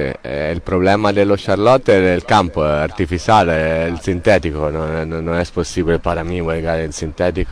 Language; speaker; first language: Spanish; non-native, learner; Italian